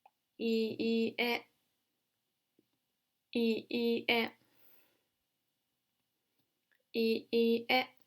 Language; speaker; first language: Japanese; non-native, fluent; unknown